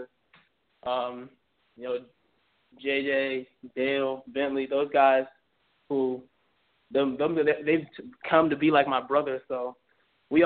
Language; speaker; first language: English; native; English